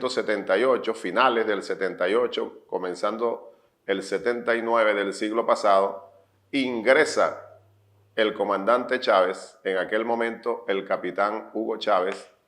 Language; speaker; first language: Spanish; native; Spanish